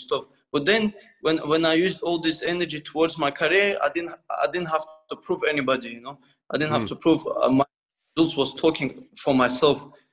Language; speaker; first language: English; non-native, fluent; Russian